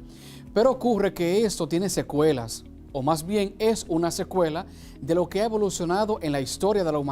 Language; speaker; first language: Spanish; native; Spanish